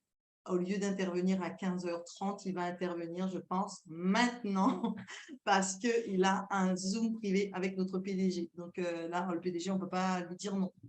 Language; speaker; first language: French; native; French